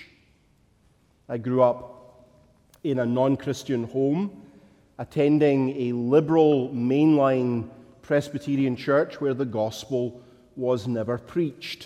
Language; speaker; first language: English; native; English